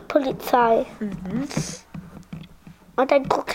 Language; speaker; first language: German; early bilingual, other home language; Polish